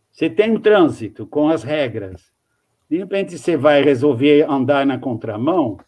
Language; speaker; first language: Portuguese; non-native, fluent; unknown